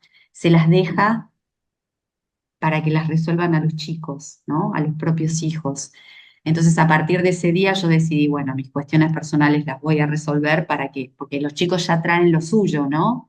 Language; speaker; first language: Spanish; native; Spanish